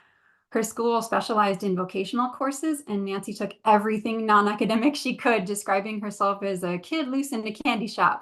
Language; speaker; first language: English; native; English